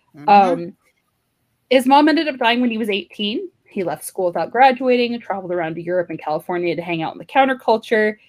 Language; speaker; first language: English; native; English